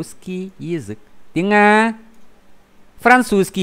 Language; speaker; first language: Russian; non-native, fluent; Vietnamese